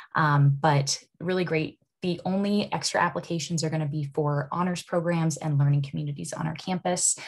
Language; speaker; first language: English; native; English